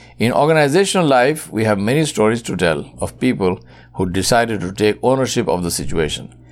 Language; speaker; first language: English; non-native, local second language; Urdu